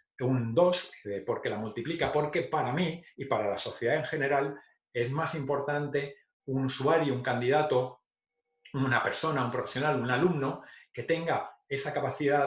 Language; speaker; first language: Spanish; native; Spanish